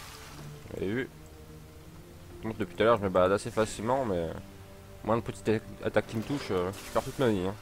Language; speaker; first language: French; native; French